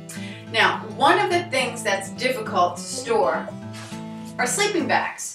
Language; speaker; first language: English; native; English